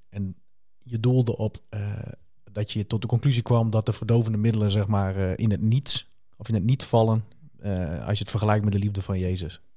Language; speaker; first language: Dutch; native; Dutch